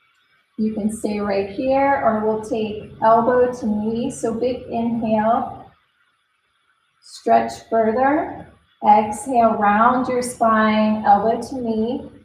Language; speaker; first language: English; native; English